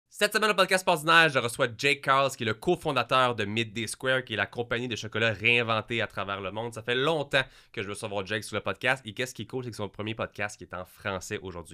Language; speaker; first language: French; native; French